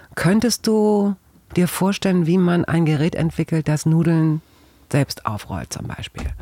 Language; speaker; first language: German; native; German